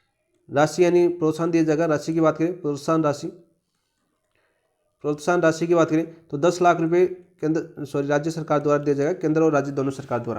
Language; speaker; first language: Hindi; native; Hindi